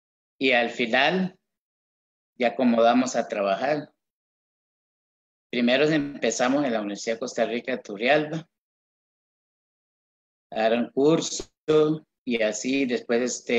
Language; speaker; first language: Spanish; non-native, local second language; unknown